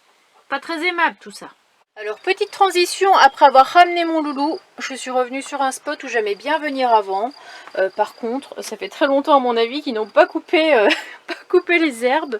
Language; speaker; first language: French; native; French